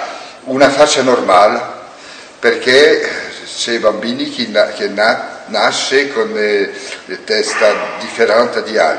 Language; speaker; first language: Italian; non-native, learner; French